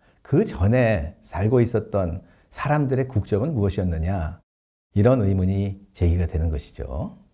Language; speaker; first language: Korean; native; Korean